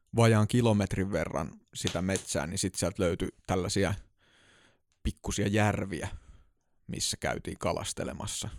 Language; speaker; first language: Finnish; native; Finnish